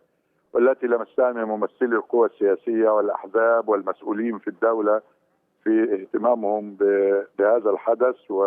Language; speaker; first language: Arabic; native; Arabic